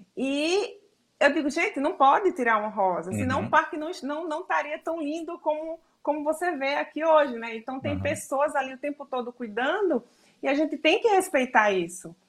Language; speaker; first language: Portuguese; native; Portuguese